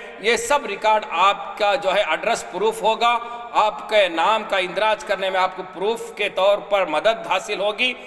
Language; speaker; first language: Urdu; native; Urdu